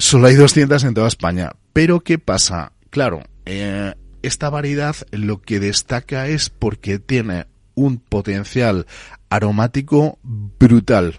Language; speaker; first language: Spanish; native; Spanish